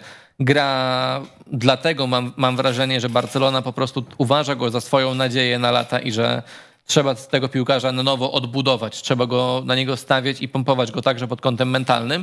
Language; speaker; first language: Polish; native; Polish